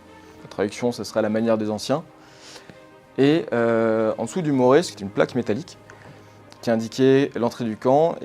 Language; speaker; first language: French; native; French